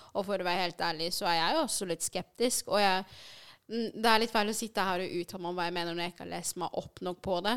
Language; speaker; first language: Norwegian; early bilingual, other home language; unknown